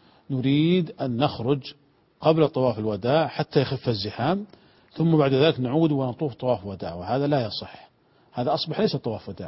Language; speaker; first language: Arabic; native; Arabic